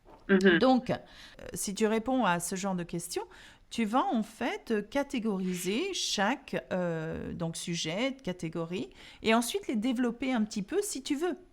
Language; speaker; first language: French; non-native, fluent; English